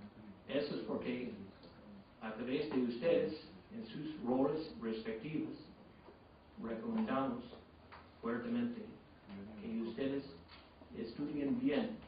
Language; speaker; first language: Spanish; non-native, fluent; English